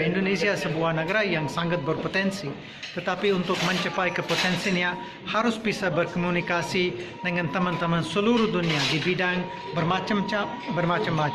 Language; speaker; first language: Indonesian; non-native, fluent; English